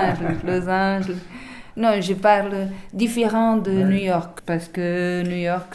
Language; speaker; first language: French; non-native, learner; Portuguese